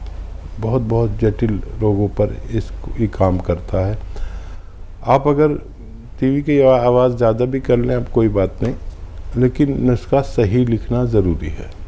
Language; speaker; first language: Hindi; native; Hindi